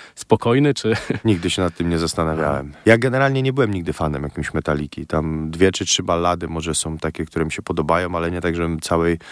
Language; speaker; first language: Polish; native; Polish